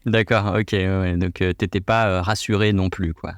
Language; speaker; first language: French; native; French